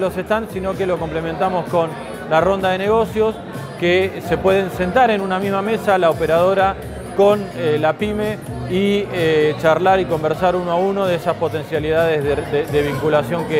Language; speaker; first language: Spanish; native; Spanish